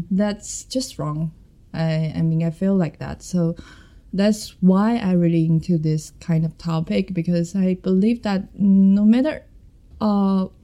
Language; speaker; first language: English; non-native, fluent; Chinese